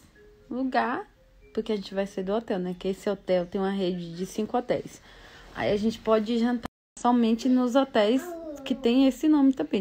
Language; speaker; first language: Portuguese; native; Portuguese